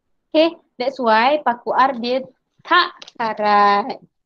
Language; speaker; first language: English; non-native, local second language; Malay